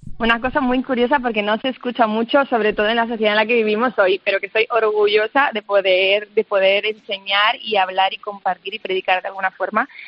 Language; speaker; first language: Spanish; early bilingual, other home language; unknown